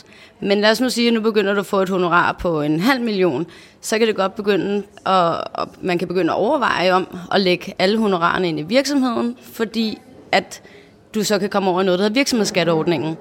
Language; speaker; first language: Danish; native; Danish